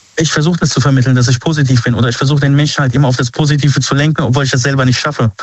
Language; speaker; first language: German; early bilingual, other home language; Arabic